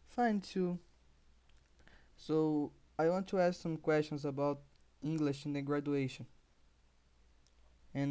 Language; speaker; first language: English; non-native, learner; Portuguese